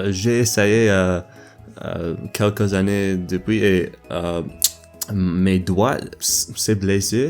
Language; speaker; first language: French; non-native, learner; English